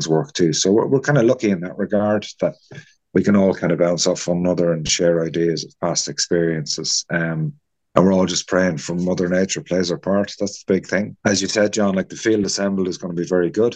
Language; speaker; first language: English; native; English